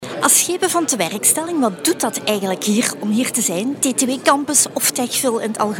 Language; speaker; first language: Dutch; native; Dutch